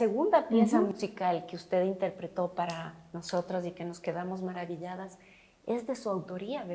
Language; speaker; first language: Spanish; native; Spanish